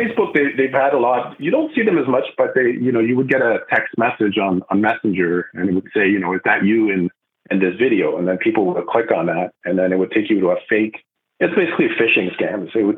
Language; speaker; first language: English; non-native, fluent; French